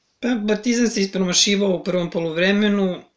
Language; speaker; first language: Serbian; native; Serbian